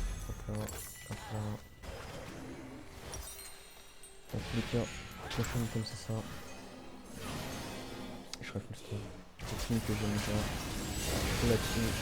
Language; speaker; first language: French; native; French